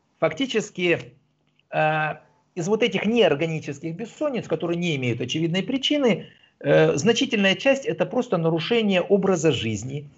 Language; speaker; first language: Russian; native; Russian